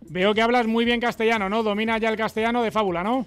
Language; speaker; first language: Spanish; native; Spanish